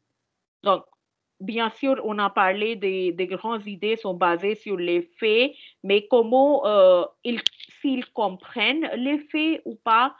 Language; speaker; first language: French; non-native, fluent; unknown